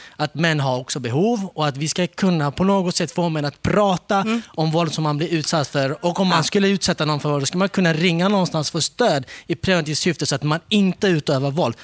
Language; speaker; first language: Swedish; early bilingual, other home language; Kurdish